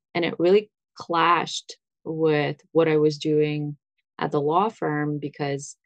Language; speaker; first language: English; early bilingual, other home language; Russian